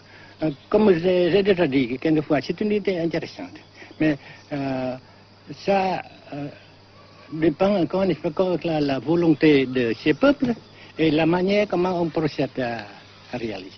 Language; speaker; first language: French; non-native, fluent; Vietnamese